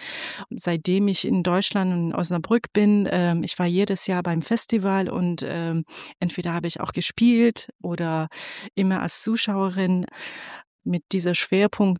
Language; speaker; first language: German; non-native, fluent; Persian